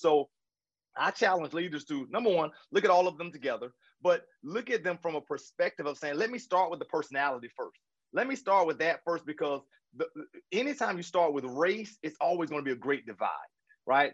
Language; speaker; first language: English; native; English